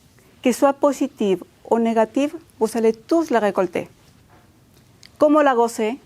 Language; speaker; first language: French; non-native, fluent; Spanish